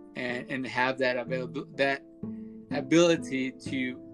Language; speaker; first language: English; early bilingual, other home language; Spanish